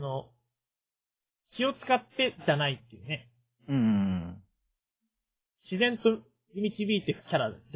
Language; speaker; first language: Japanese; native; Japanese